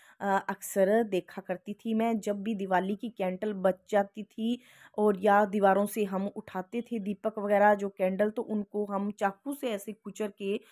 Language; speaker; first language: Hindi; native; Hindi